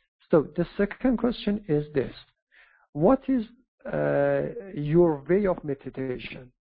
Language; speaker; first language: English; non-native, fluent; Persian